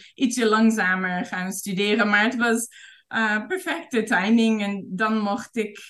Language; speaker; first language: Dutch; non-native, fluent; English